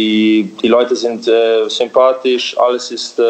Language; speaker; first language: German; early bilingual, other home language; Serbian